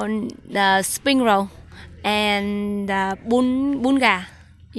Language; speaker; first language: English; non-native, learner; Vietnamese